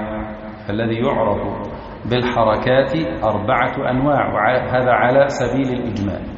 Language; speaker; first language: Arabic; native; Arabic